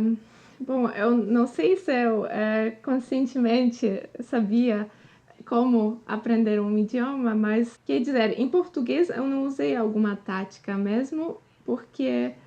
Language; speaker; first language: Portuguese; non-native, fluent; Polish